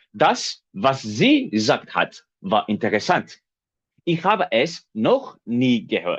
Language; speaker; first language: German; non-native, fluent; Turkish